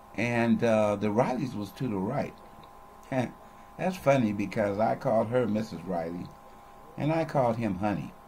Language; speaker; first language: English; native; English